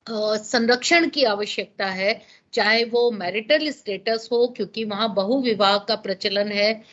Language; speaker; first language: Hindi; non-native, local second language; Gujarati